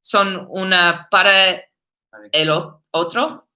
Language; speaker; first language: Spanish; non-native, learner; English